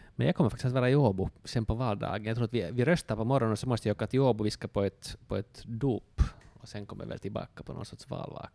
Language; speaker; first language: Swedish; native; Swedish